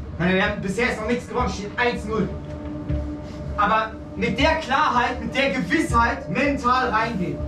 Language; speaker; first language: German; native; German